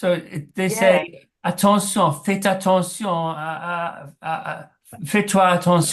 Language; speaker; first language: French; non-native, learner; English